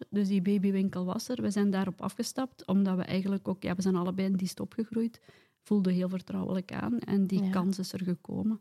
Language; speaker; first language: Dutch; native; Dutch